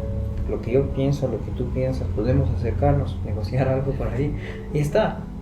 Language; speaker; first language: Spanish; non-native, fluent; Persian